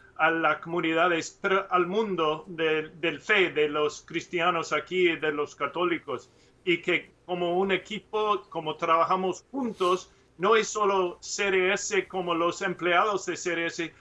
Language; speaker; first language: Spanish; non-native, learner; English